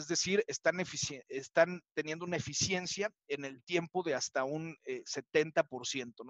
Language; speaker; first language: Spanish; native; Spanish